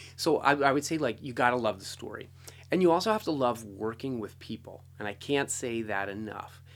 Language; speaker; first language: English; native; English